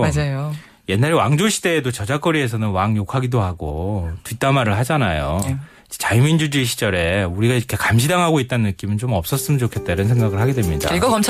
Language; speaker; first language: Korean; native; Korean